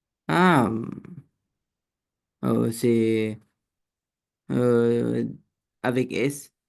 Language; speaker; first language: French; non-native, learner; Romanian